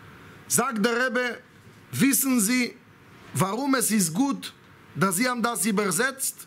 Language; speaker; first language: German; non-native, fluent; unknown